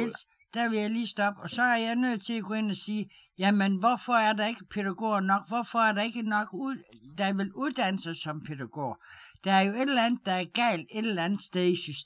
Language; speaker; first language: Danish; native; Danish